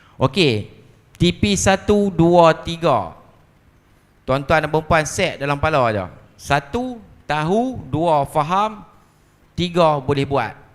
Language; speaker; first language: Malay; native; Malay